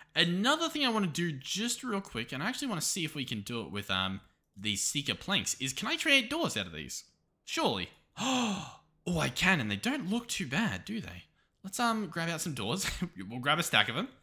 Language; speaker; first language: English; native; English